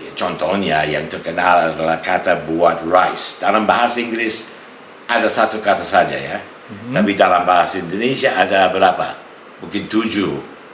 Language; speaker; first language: Indonesian; non-native, fluent; English